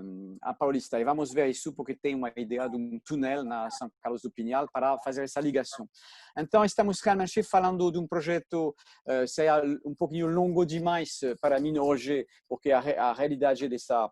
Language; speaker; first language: Portuguese; non-native, fluent; French